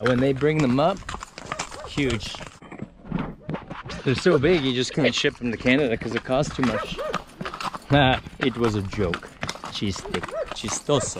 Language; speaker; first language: English; native; English